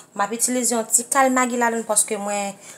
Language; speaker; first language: French; non-native, learner; Haitian Creole